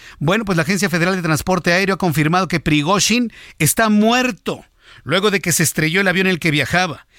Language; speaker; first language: Spanish; native; Spanish